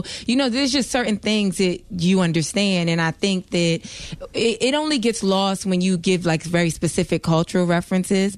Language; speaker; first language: English; native; English